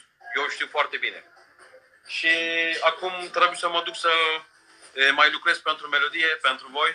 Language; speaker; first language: Romanian; non-native, fluent; Turkish